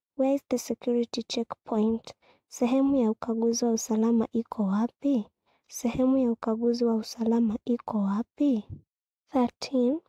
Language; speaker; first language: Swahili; non-native, local second language; Kikuyu